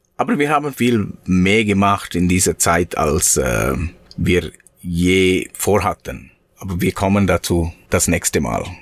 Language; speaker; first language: German; non-native, fluent; Sinhala